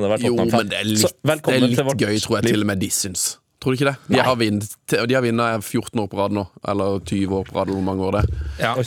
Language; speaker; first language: Norwegian; native; Norwegian